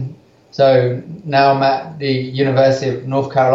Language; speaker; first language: English; native; English